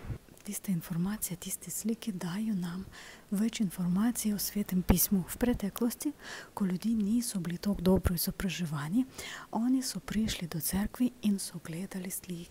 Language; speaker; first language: Slovenian; non-native, learner; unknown